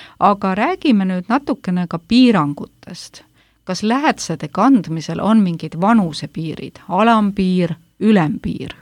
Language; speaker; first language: Estonian; native; Estonian